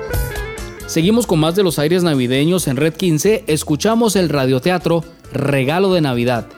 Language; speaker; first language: Spanish; native; Spanish